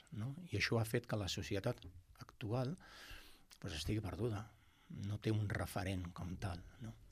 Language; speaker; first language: Catalan; non-native, local second language; Spanish